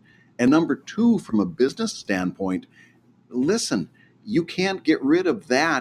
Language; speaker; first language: English; native; English